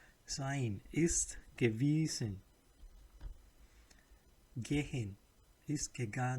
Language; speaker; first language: German; non-native, learner; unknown